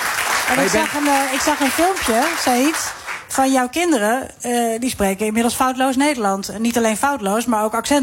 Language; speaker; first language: Dutch; native; Dutch